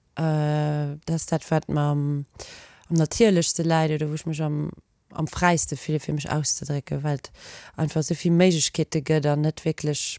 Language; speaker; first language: Luxembourgish; native; Luxembourgish